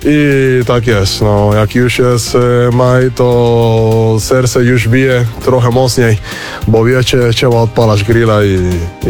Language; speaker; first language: Polish; non-native, learner; Spanish